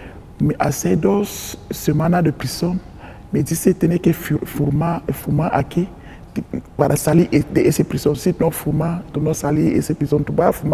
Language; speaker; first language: Spanish; non-native, learner; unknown